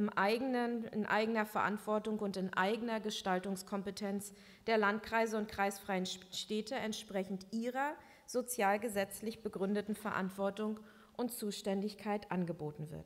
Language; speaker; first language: German; native; German